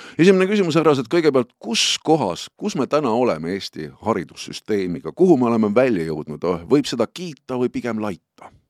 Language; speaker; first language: Estonian; native; Estonian